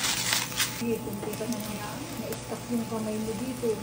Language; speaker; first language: Filipino; native; Filipino